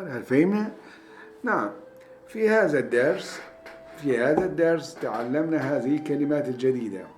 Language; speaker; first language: Arabic; non-native, fluent; Turkish